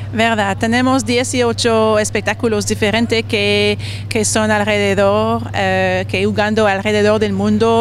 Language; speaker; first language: Spanish; non-native, learner; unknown